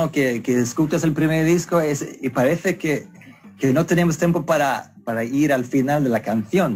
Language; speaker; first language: Spanish; non-native, fluent; Swedish